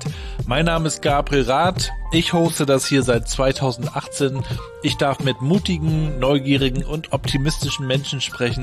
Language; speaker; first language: German; native; German